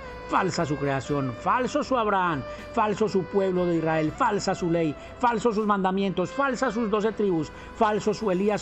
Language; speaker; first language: Spanish; native; Spanish